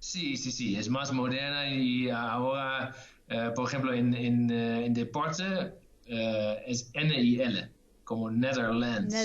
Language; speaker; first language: Spanish; non-native, fluent; Dutch